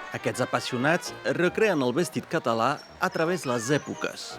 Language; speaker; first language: Catalan; non-native, local second language; French